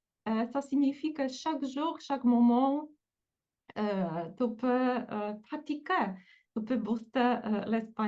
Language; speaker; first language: French; non-native, fluent; Polish